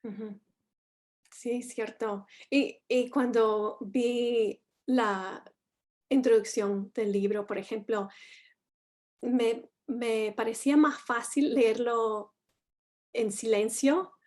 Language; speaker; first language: Spanish; non-native, fluent; English